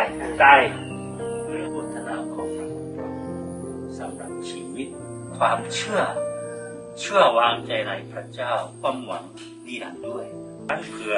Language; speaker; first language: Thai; non-native, fluent; Korean